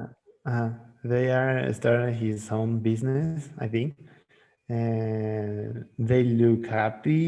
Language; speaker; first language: English; non-native, learner; Spanish